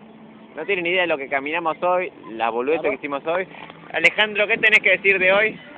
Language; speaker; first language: Spanish; native; Spanish